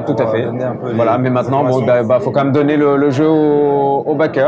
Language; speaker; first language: French; native; French